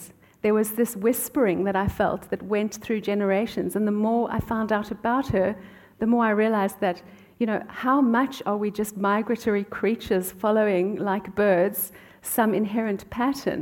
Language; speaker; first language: English; native; English